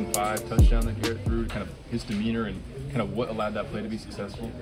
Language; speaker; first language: English; native; English